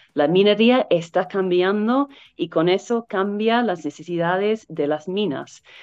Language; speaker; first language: Spanish; non-native, fluent; English